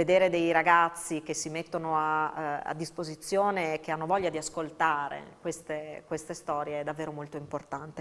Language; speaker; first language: Italian; native; Italian